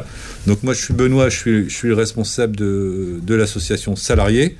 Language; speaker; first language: French; native; French